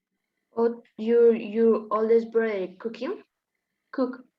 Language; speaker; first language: English; non-native, learner; Spanish